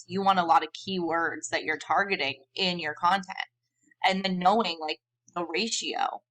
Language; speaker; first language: English; native; English